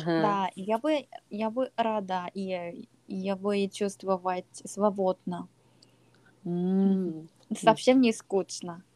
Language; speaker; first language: Russian; non-native, learner; Korean